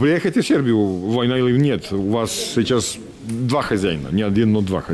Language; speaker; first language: Russian; non-native, learner; Serbian